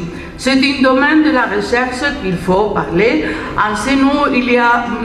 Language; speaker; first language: French; non-native, fluent; Spanish